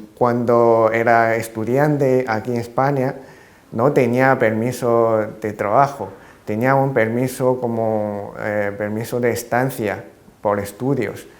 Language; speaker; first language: Spanish; non-native, fluent; Chinese